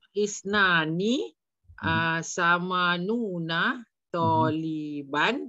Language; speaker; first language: Arabic; non-native, learner; Malay